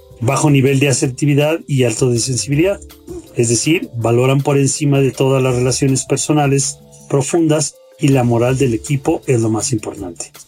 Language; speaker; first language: Spanish; native; Spanish